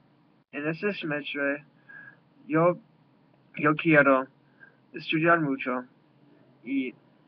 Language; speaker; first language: Spanish; non-native, learner; English